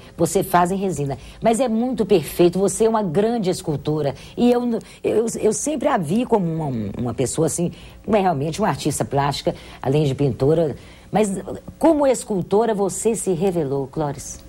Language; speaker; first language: Portuguese; native; Portuguese